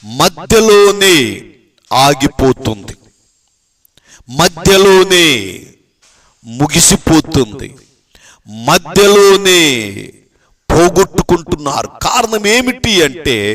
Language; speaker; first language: Telugu; native; Telugu